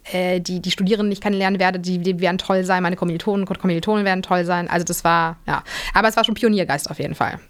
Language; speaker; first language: German; early bilingual, other home language; Polish